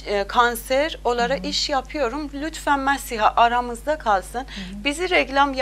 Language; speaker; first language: Turkish; non-native, learner; Azerbaijani